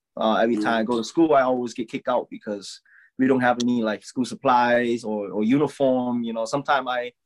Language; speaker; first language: English; early bilingual, other home language; Lao